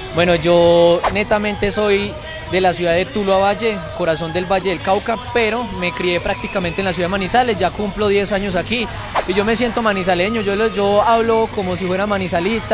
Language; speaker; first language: Spanish; native; Spanish